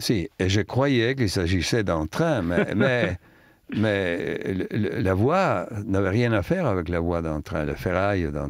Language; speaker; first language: French; non-native, fluent; Italian